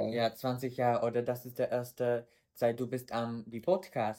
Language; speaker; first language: German; non-native, learner; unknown